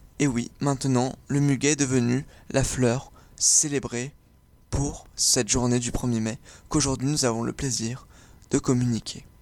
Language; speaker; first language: French; native; French